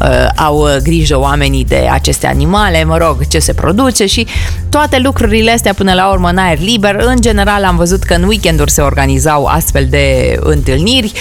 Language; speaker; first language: Romanian; native; Romanian